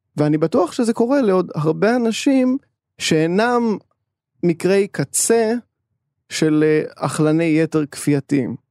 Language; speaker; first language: Hebrew; native; Hebrew